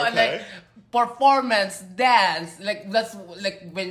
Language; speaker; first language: English; non-native, local second language; Filipino